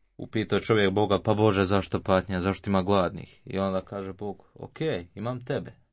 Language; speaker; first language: Croatian; native; Croatian